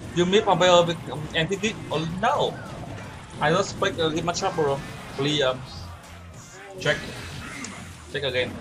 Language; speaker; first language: English; non-native, learner; Vietnamese